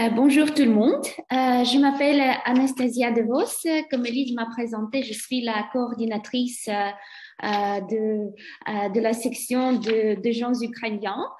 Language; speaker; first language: French; non-native, fluent; Ukrainian